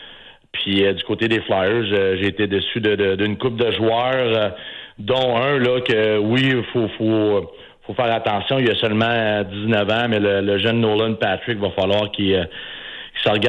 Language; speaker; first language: French; native; French